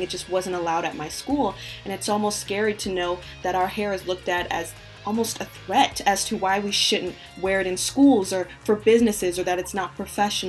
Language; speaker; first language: English; native; English